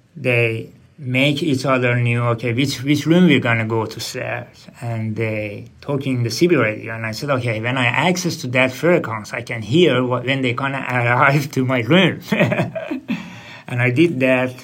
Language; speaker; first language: English; non-native, learner; Persian